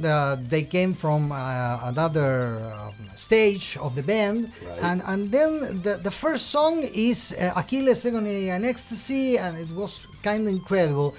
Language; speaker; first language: English; non-native, fluent; Spanish